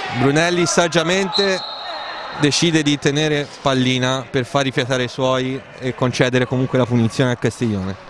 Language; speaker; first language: Italian; native; Italian